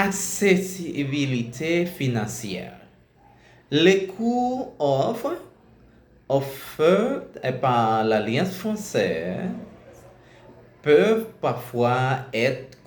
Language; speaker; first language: French; non-native, learner; Spanish